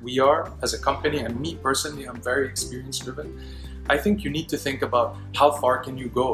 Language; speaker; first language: English; non-native, local second language; Arabic